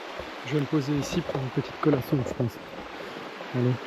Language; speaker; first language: French; native; French